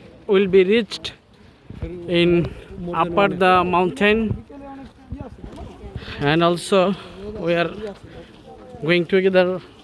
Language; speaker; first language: English; non-native, local second language; Bangla